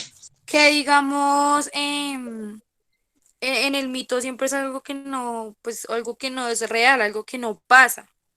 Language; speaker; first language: Spanish; native; Spanish